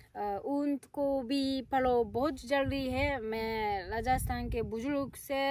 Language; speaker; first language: Hindi; non-native, learner; Japanese